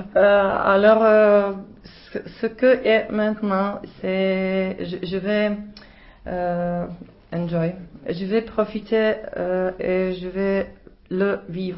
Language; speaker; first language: French; non-native, learner; Czech